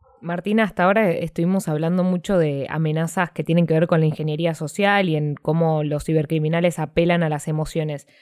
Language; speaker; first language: Spanish; native; Spanish